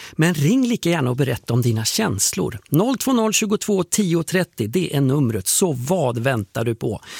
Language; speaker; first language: Swedish; native; Swedish